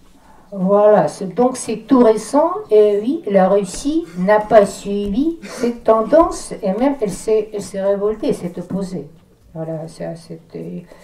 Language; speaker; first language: French; non-native, fluent; Russian